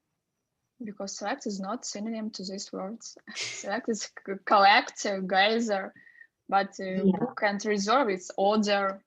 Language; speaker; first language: English; non-native, fluent; Russian